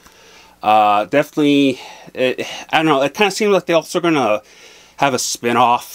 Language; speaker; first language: English; native; English